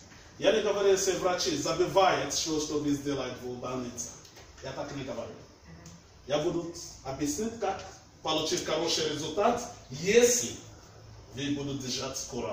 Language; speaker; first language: Russian; non-native, learner; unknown